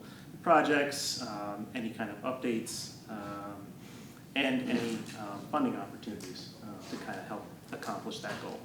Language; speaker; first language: English; native; English